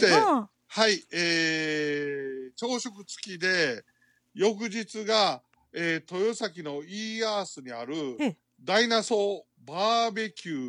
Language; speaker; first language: Japanese; native; Japanese